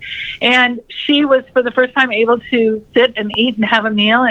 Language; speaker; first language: English; native; English